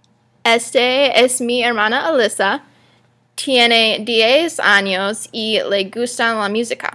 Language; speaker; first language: Spanish; non-native, learner; English